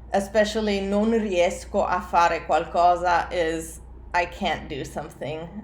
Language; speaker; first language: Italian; non-native, fluent; English